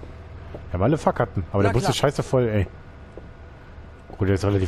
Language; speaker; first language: German; native; German